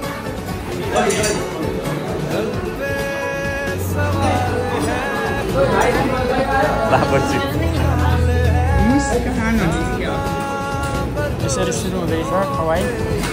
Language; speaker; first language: Nepali; native; Nepali